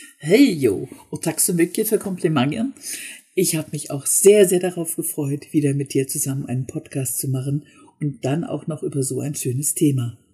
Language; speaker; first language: German; native; German